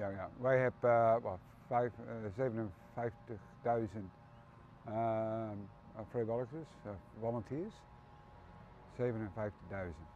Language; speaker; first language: Dutch; early bilingual, heritage; English